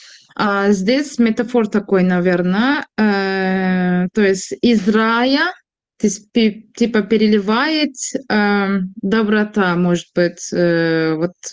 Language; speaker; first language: Russian; non-native, fluent; Turkish